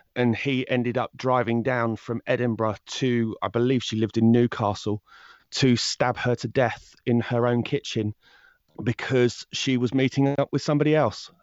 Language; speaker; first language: English; native; English